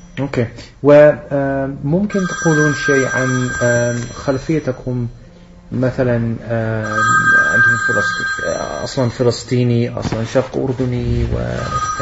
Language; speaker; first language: Arabic; non-native, fluent; Dutch